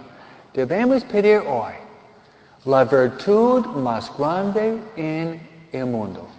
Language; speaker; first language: Spanish; non-native, fluent; English